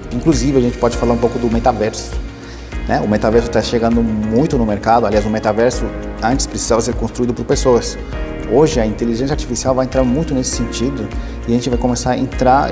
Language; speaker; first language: Portuguese; early bilingual, other home language; Spanish